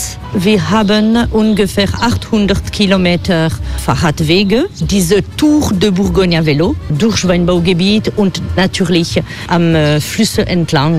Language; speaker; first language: German; non-native, fluent; French